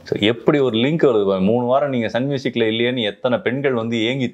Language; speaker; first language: Tamil; native; Tamil